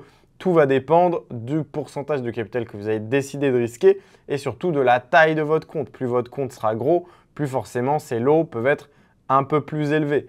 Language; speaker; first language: French; native; French